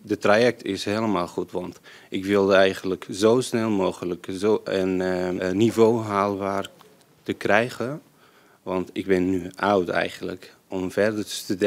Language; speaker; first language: Dutch; non-native, learner; Arabic